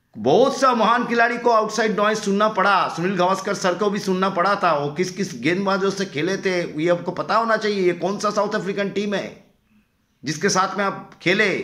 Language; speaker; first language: Hindi; non-native, local second language; Bangla